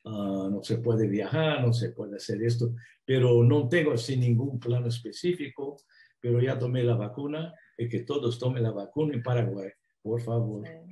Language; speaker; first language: Spanish; non-native, fluent; Portuguese